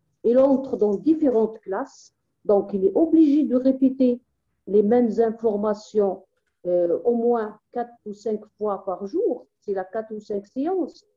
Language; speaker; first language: French; non-native, local second language; Arabic